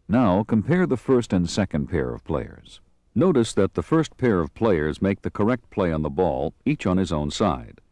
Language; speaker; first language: English; native; English